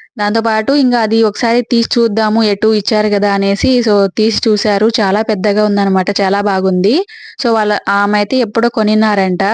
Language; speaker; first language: Telugu; non-native, local second language; Lambadi